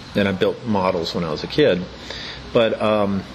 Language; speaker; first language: English; native; English